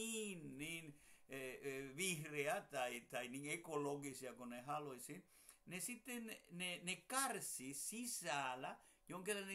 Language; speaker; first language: Finnish; non-native, fluent; Spanish